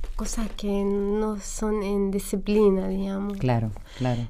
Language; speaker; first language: Spanish; non-native, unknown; Arabic